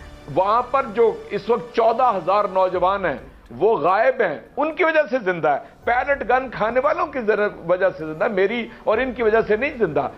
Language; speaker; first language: Urdu; native; Urdu